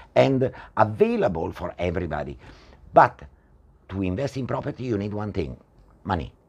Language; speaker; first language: English; non-native, fluent; Italian